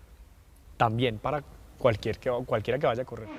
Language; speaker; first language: Spanish; native; Spanish